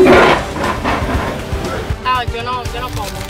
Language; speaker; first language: Spanish; native; Spanish